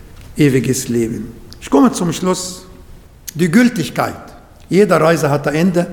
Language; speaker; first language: German; non-native, learner; Arabic